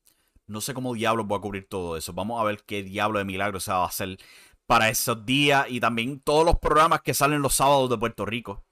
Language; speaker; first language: Spanish; native; Spanish